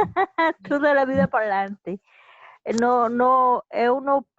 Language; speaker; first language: Portuguese; non-native, learner; Spanish